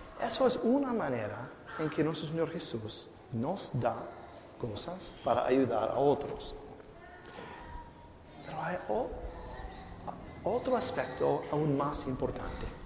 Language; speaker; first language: Spanish; non-native, fluent; English